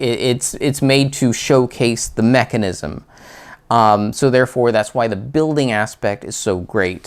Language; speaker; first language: English; native; English